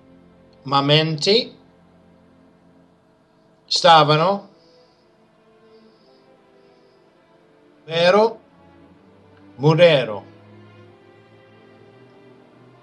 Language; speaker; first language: Italian; early bilingual, heritage; English